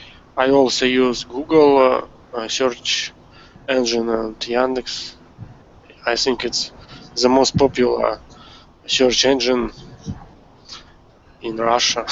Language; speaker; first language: English; non-native, learner; Russian